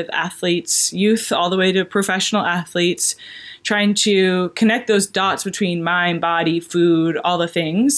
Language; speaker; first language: English; native; English